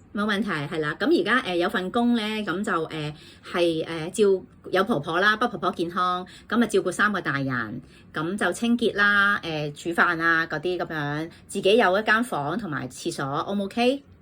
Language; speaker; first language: Cantonese; native; Cantonese